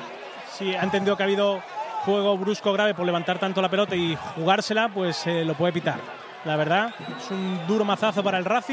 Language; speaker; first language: Spanish; native; Spanish